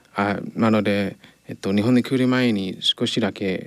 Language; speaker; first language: Japanese; non-native, learner; English